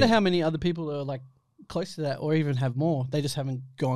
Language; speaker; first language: English; native; English